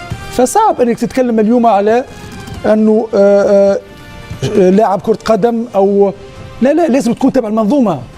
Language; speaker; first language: Arabic; native; Arabic